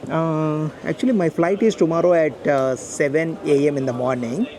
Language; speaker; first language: English; non-native, local second language; Telugu